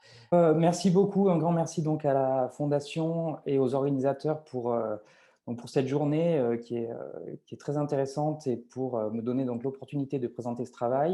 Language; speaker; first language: French; native; French